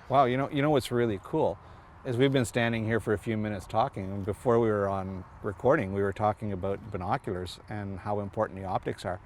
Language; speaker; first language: English; native; English